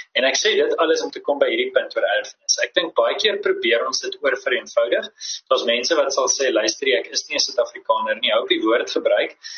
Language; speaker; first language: Afrikaans; native; Afrikaans